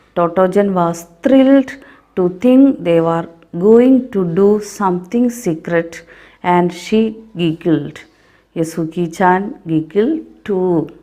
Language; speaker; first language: English; non-native, local second language; Malayalam